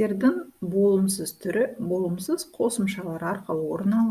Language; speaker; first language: Kazakh; native; Kazakh